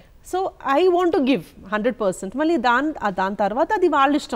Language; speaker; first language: Telugu; non-native, local second language; Malayalam